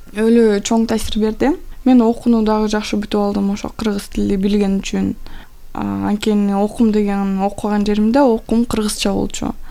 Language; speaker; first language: Kyrgyz; non-native, local second language; Russian